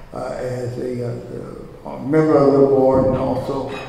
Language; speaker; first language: English; native; English